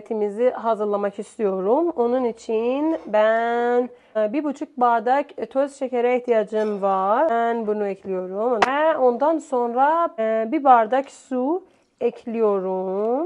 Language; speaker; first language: Turkish; non-native, fluent; Persian